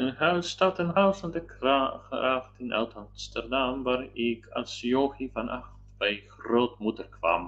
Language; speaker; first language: Dutch; non-native, learner; Polish